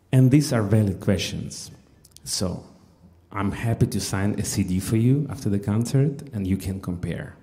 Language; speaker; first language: English; non-native, fluent; Russian